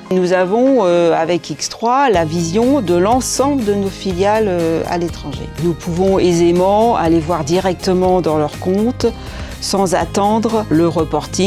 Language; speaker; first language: French; native; French